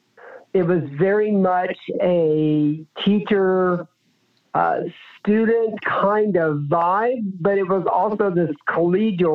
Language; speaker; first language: English; native; English